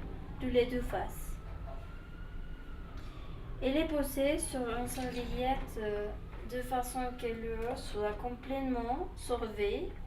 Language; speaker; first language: French; non-native, learner; Spanish